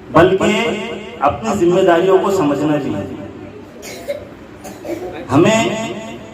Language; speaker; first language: Hindi; non-native, local second language; Urdu